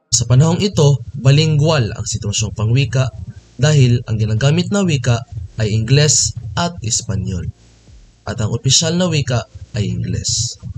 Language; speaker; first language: Filipino; non-native, local second language; Cebuano